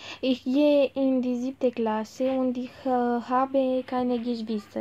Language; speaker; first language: German; non-native, learner; Romanian